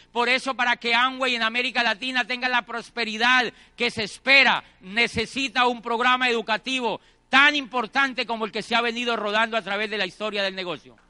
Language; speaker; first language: Spanish; native; Spanish